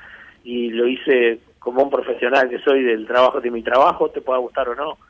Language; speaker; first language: Spanish; native; Spanish